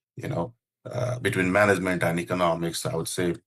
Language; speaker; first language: English; non-native, local second language; Nepali